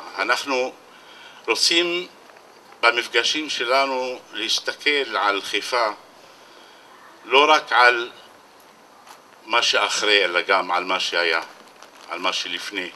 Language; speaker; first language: Hebrew; non-native, local second language; Arabic